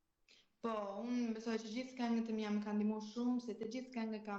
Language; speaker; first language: Albanian; early bilingual, heritage; Albanian